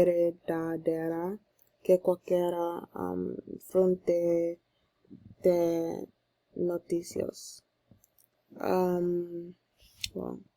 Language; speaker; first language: Spanish; non-native, learner; English